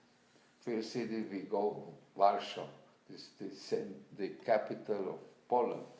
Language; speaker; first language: English; non-native, learner; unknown